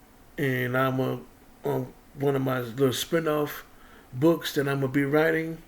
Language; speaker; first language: English; native; English